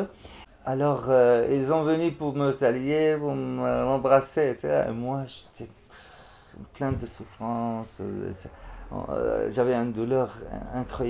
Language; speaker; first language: French; non-native, fluent; Arabic